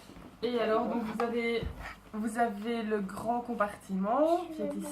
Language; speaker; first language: French; native; French